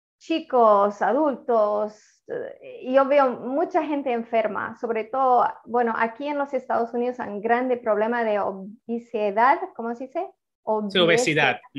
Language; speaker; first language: Spanish; non-native, fluent; Italian